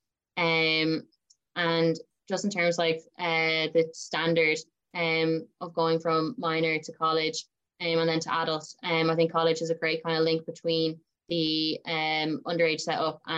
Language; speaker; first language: English; native; English